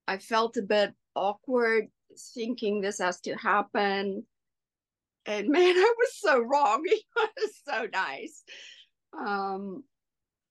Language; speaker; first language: English; non-native, local second language; Afrikaans